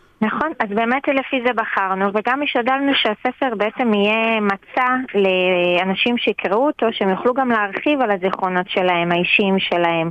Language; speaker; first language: Hebrew; native; Hebrew